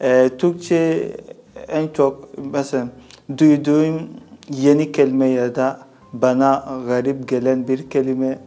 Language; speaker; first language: Turkish; non-native, fluent; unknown